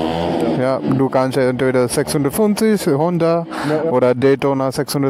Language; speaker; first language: German; non-native, learner; Telugu